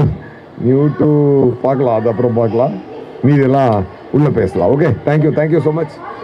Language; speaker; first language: Tamil; native; Tamil